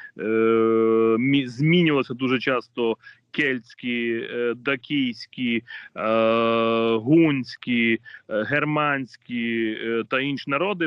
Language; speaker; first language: Ukrainian; native; Ukrainian